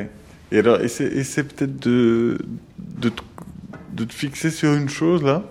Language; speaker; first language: French; native; French